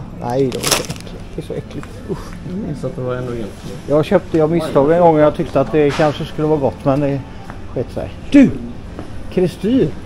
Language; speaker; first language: Swedish; native; Swedish